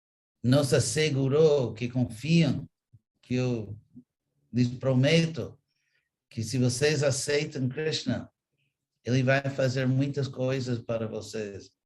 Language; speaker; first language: Portuguese; non-native, fluent; English